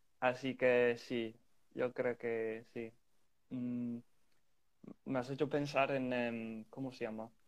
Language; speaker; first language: Spanish; non-native, fluent; English